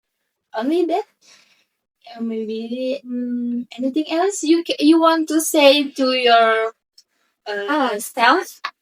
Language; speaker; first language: English; non-native, learner; Indonesian